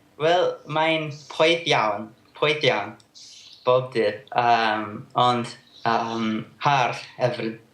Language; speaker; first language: Welsh; non-native, learner; English